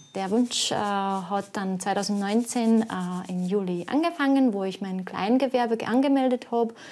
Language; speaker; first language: German; non-native, fluent; Latvian